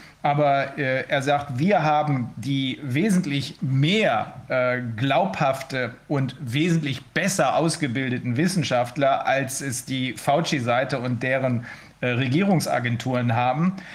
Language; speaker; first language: German; native; German